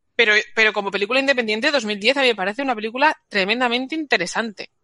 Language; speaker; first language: Spanish; native; Spanish